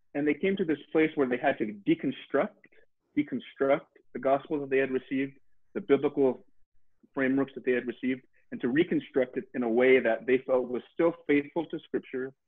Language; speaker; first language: English; early bilingual, other home language; Spanish